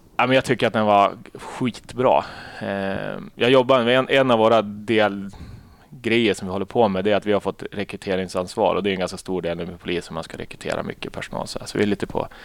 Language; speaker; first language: Swedish; native; Swedish